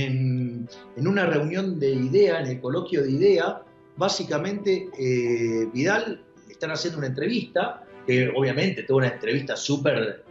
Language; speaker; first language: Spanish; native; Spanish